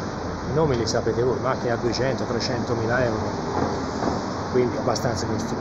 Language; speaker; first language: Italian; native; Italian